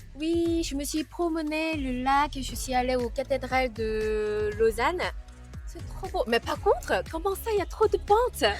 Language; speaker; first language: French; non-native, fluent; Korean